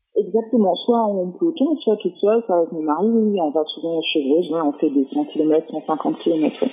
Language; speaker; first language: French; non-native, fluent; German